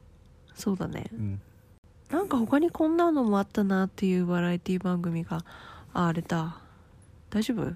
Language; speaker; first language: Japanese; native; Japanese